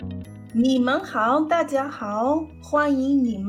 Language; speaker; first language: Chinese; non-native, learner; Spanish